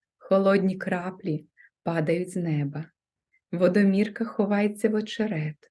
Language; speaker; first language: Ukrainian; non-native, local second language; Russian